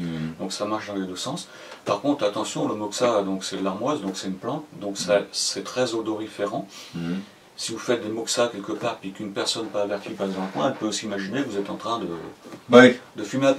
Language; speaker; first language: French; native; French